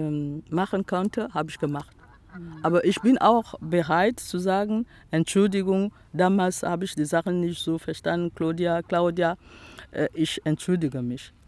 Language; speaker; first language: German; non-native, fluent; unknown